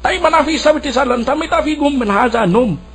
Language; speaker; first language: Arabic; non-native, learner; Urdu